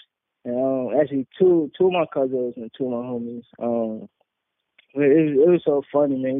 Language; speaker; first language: English; native; English